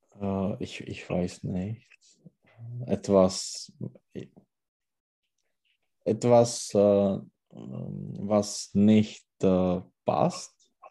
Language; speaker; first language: German; non-native, learner; Czech